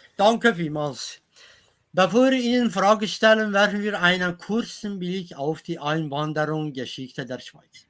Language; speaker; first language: German; non-native, learner; Kurdish